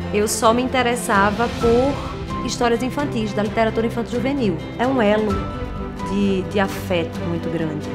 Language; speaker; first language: Portuguese; native; Portuguese